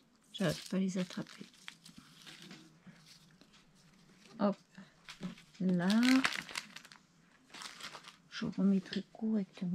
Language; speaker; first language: French; native; French